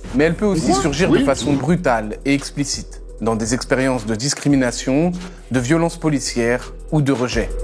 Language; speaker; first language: French; native; French